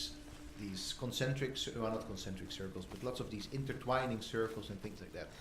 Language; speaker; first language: English; non-native, fluent; Dutch